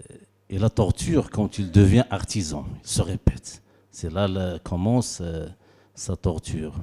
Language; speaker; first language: French; non-native, local second language; Arabic